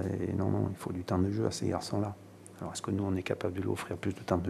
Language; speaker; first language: French; native; French